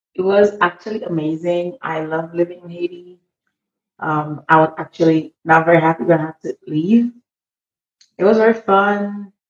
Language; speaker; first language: English; early bilingual, other home language; Haitian Creole